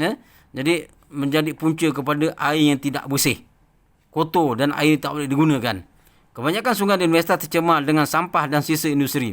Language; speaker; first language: Malay; native; Malay